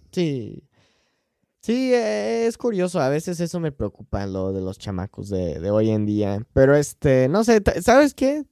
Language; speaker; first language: Spanish; non-native, fluent; English